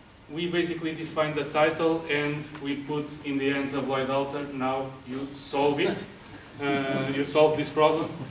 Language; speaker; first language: English; non-native, fluent; Portuguese